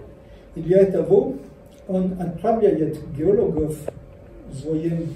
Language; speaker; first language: Russian; non-native, learner; French